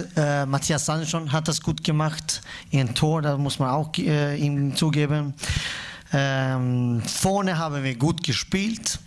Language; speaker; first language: German; non-native, fluent; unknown